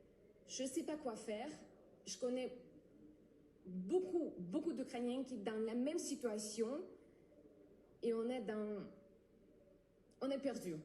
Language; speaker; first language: French; non-native, learner; Ukrainian